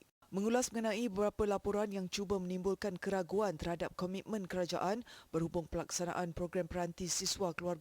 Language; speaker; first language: Malay; native; Malay